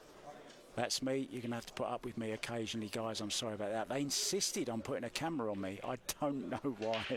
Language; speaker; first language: English; native; English